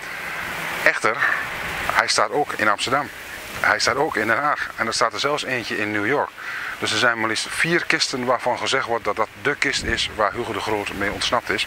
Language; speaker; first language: Dutch; native; Dutch